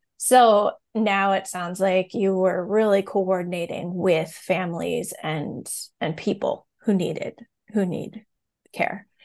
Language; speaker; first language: English; native; English